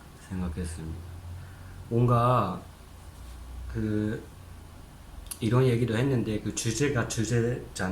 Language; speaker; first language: Korean; non-native, fluent; Japanese